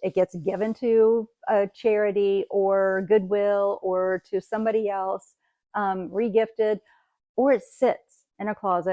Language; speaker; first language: English; native; English